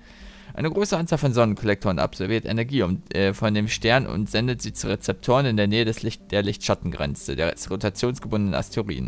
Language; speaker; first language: German; native; German